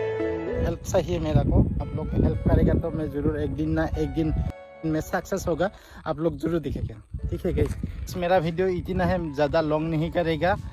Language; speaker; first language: Hindi; non-native, learner; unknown